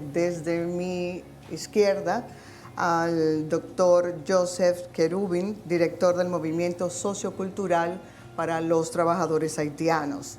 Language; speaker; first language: Spanish; native; Spanish